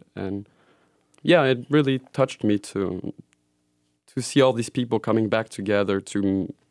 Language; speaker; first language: English; non-native, fluent; French